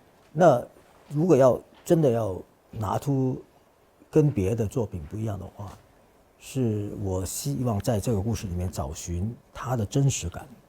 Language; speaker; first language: Chinese; non-native, fluent; Cantonese